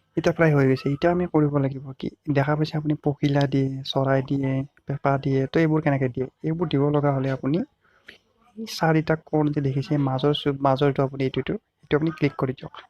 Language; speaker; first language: Assamese; native; Assamese